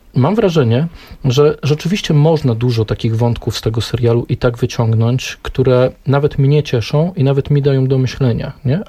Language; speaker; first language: Polish; native; Polish